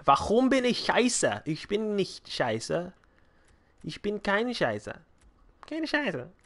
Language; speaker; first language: German; non-native, learner; English